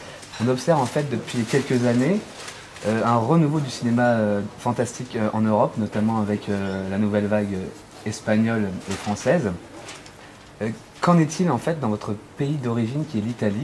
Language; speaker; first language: French; native; French